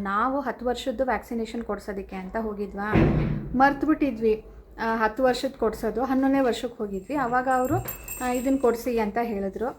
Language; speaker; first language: Kannada; non-native, local second language; Marathi